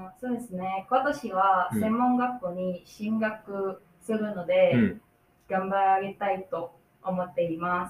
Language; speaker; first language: Japanese; non-native, learner; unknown